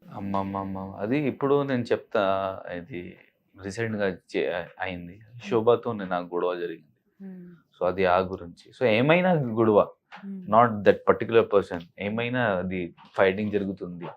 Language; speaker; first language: Telugu; non-native, learner; Hindi